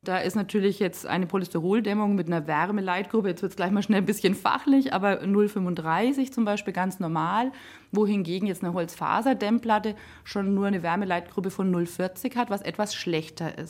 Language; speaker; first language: German; native; German